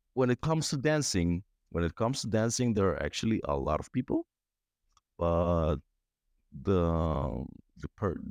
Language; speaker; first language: English; non-native, fluent; Spanish